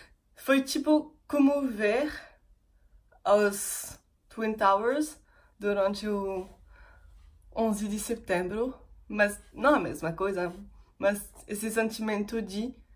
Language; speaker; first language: Portuguese; non-native, fluent; French